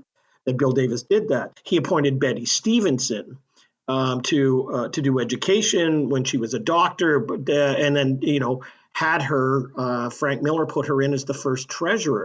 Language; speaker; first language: English; native; English